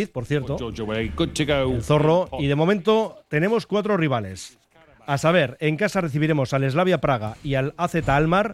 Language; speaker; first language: Spanish; native; Spanish